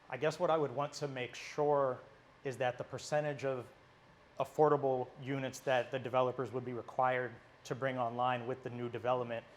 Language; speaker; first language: English; native; English